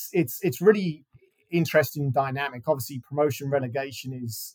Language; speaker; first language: English; native; English